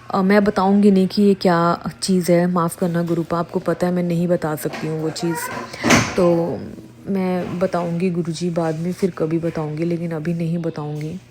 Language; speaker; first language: Hindi; native; Hindi